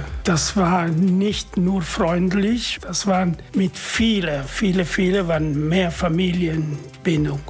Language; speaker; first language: German; non-native, fluent; Italian